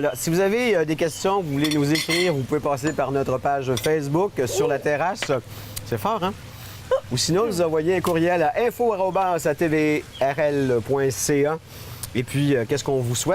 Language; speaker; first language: French; native; French